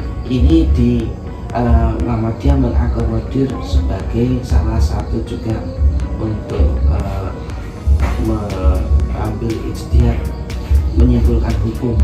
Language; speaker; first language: Indonesian; native; Indonesian